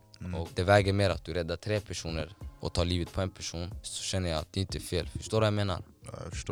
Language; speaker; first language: Swedish; non-native, fluent; Somali